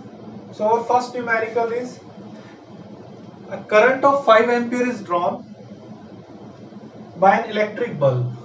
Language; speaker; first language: English; non-native, local second language; Hindi